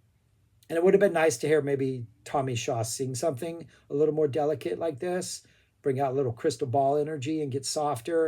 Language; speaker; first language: English; native; English